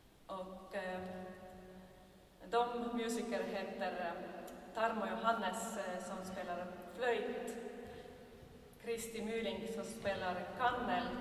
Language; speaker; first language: Swedish; non-native, fluent; Estonian